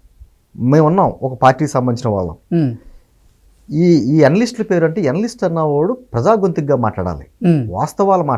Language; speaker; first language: Telugu; native; Telugu